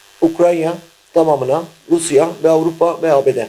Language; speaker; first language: Turkish; native; Turkish